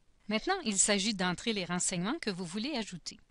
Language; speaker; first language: French; native; French